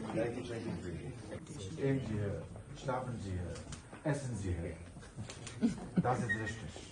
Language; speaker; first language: German; non-native, learner; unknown